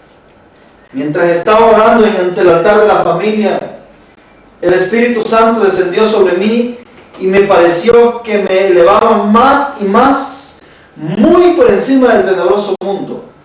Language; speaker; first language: Spanish; native; Spanish